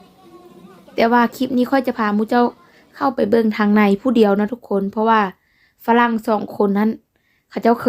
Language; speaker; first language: Thai; non-native, local second language; Lao